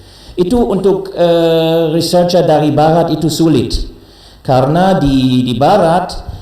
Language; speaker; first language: Indonesian; non-native, learner; German